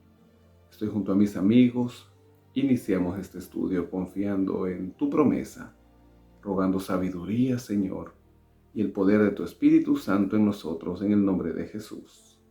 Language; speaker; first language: Spanish; native; Spanish